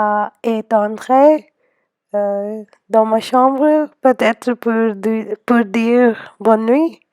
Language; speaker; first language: French; non-native, learner; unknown